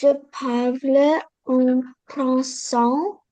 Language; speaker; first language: French; non-native, learner; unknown